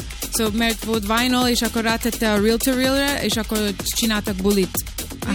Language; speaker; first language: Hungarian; early bilingual, heritage; Hungarian